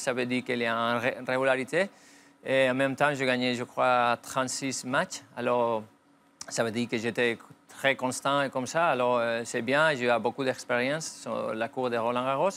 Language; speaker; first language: French; non-native, fluent; Spanish